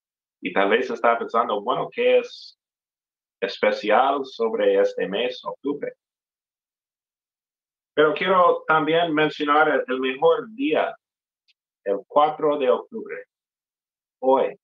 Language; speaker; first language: Spanish; non-native, fluent; English